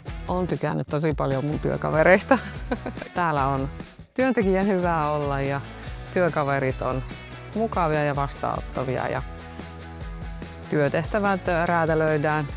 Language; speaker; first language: Finnish; native; Finnish